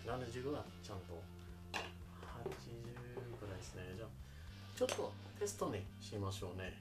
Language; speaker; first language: Japanese; non-native, learner; English